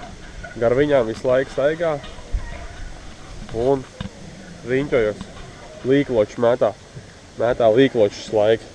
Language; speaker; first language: Latvian; native; Latvian